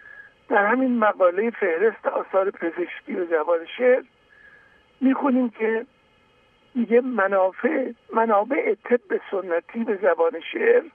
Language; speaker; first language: Persian; native; Persian